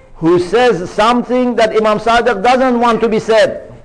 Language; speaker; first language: English; non-native, fluent; Persian